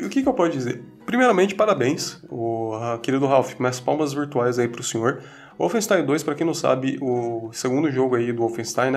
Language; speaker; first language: Portuguese; native; Portuguese